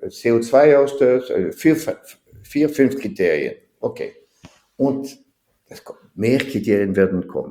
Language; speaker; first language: German; non-native, fluent; French